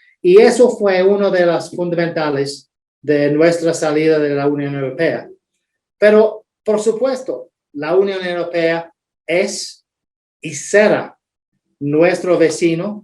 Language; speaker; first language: Spanish; non-native, fluent; English